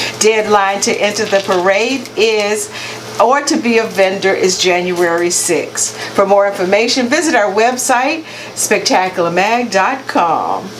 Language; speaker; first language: English; native; English